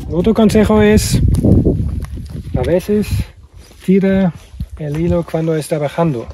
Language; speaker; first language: Spanish; non-native, learner; German